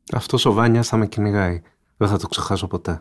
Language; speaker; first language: Greek; native; Greek